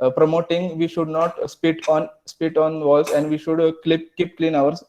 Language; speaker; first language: English; non-native, local second language; Marathi